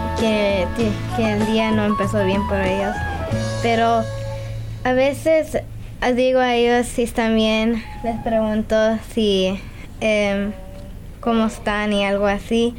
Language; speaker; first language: Spanish; early bilingual, other home language; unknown